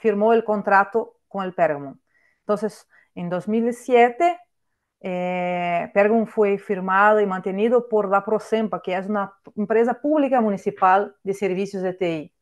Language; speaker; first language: Spanish; non-native, fluent; Portuguese